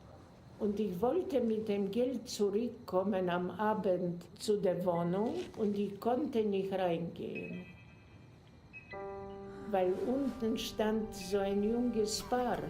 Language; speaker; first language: German; non-native, fluent; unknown